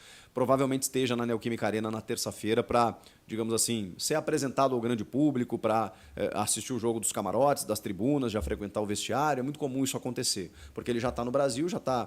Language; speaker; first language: Portuguese; native; Portuguese